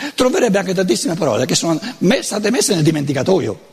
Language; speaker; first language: Italian; non-native, local second language; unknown